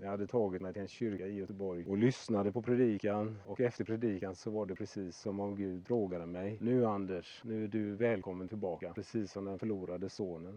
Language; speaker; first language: Swedish; native; Swedish